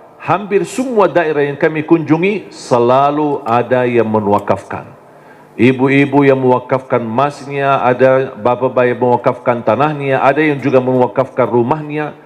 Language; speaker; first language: Indonesian; non-native, fluent; Arabic